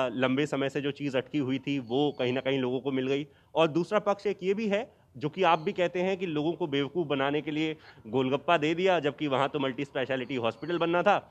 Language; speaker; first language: Hindi; native; Hindi